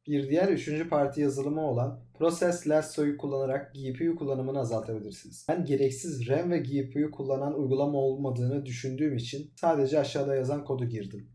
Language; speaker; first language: Turkish; native; Turkish